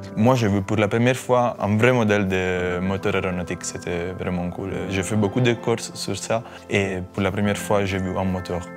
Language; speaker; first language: French; non-native, fluent; Italian